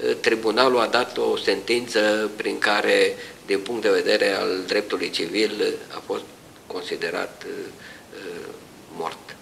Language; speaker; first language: Romanian; native; Romanian